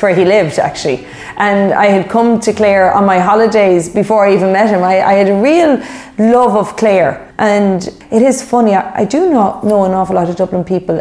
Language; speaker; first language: English; native; English